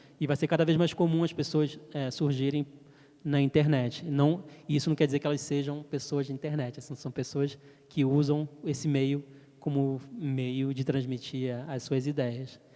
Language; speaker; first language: Portuguese; early bilingual, heritage; French